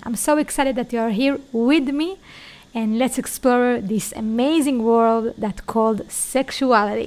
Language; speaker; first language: English; non-native, fluent; Hebrew